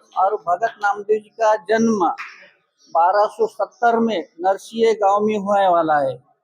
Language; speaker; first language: Hindi; non-native, local second language; Marathi